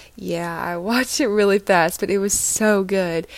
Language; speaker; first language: English; native; English